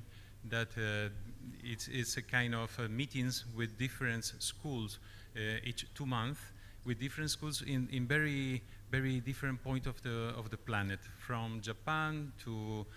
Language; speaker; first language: English; non-native, fluent; Spanish